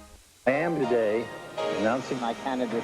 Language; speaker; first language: English; native; English